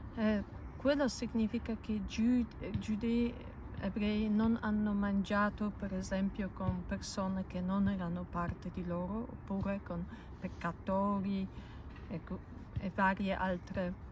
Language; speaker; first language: Italian; non-native, learner; Polish